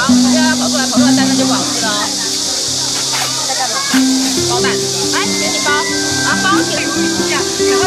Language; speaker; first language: Chinese; native; Chinese